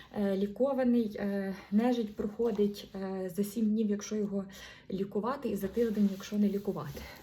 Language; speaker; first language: Ukrainian; non-native, local second language; Russian